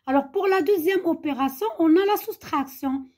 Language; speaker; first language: French; non-native, local second language; Arabic